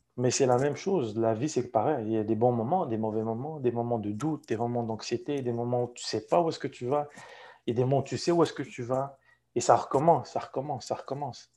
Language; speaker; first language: French; non-native, local second language; Arabic